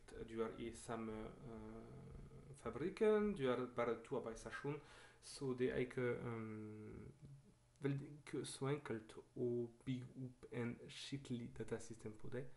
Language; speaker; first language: Norwegian; non-native, learner; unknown